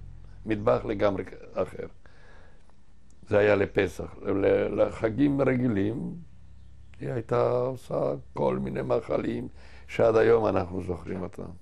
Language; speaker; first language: Hebrew; non-native, fluent; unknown